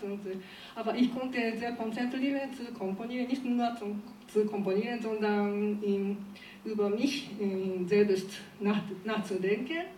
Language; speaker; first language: German; non-native, learner; Japanese